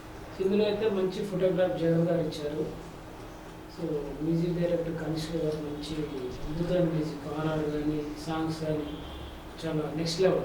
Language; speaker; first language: Telugu; native; Telugu